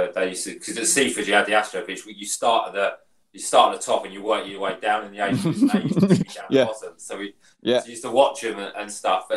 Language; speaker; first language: English; native; English